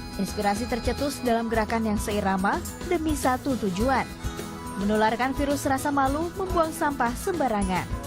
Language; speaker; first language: Indonesian; native; Indonesian